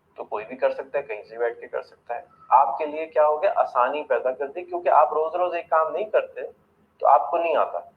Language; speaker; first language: Urdu; native; Urdu